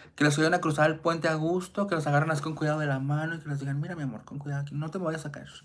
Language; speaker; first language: Spanish; native; Spanish